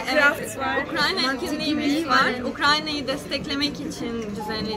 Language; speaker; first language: Turkish; non-native, fluent; Ukrainian